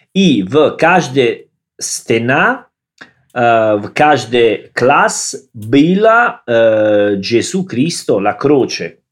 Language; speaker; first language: Russian; non-native, learner; Italian